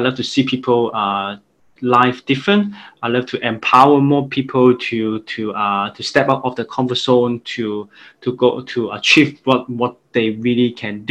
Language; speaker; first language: English; non-native, local second language; Cantonese